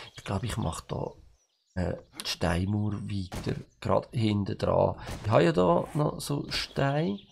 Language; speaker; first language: German; native; German